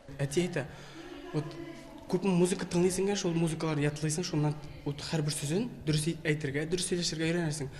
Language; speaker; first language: Tatar; early bilingual, heritage; Tatar